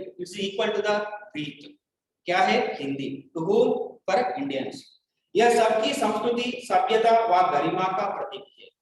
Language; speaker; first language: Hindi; non-native, local second language; Telugu